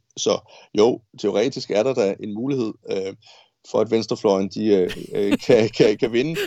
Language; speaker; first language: Danish; native; Danish